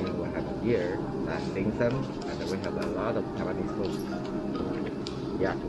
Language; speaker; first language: English; non-native, learner; Chinese